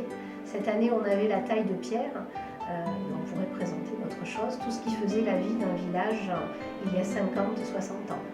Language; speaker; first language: French; native; French